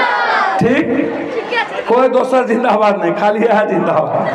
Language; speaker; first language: Hindi; non-native, local second language; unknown